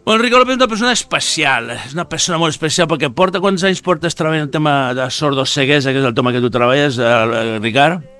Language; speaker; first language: Catalan; non-native, fluent; Spanish